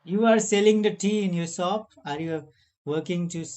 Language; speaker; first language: English; non-native, learner; Nepali